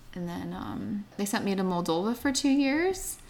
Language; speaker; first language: English; native; English